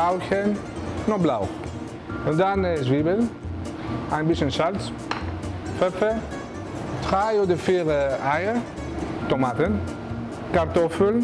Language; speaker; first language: German; non-native, learner; Greek